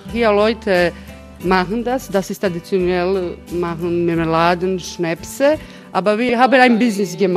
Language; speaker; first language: German; non-native, learner; Croatian